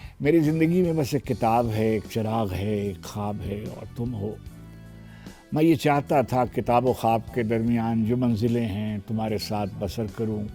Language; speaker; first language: Urdu; native; Urdu